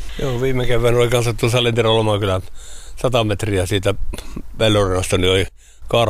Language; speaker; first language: Finnish; native; Finnish